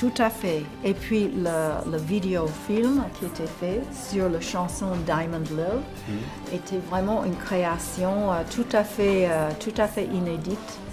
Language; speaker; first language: French; non-native, fluent; English